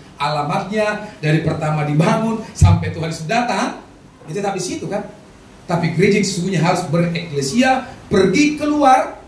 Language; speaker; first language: Indonesian; non-native, local second language; Batak Toba